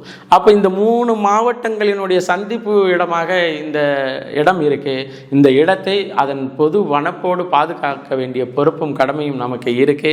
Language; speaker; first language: Tamil; native; Tamil